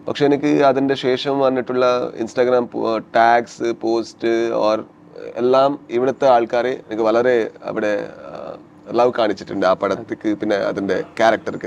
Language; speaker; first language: Malayalam; non-native, learner; Kannada